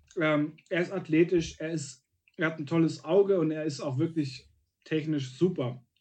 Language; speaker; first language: German; native; German